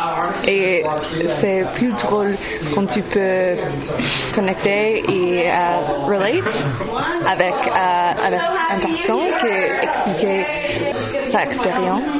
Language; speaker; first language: French; non-native, learner; English